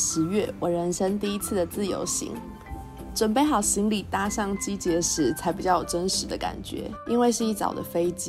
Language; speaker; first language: Chinese; native; Chinese